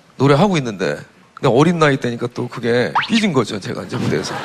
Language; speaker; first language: Korean; native; Korean